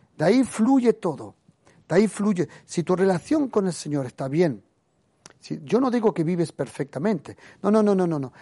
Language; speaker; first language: Spanish; early bilingual, heritage; Spanish